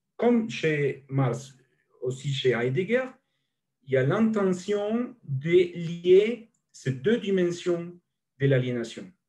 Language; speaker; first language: French; non-native, fluent; Spanish